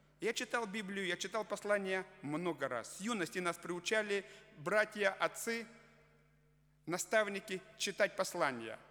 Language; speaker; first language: Russian; native; Russian